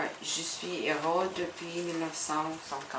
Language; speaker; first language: French; non-native, learner; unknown